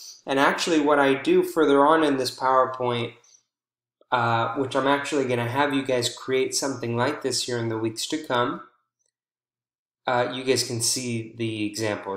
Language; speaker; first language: English; native; English